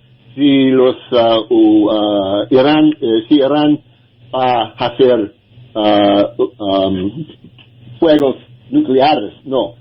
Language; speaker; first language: Spanish; non-native, learner; English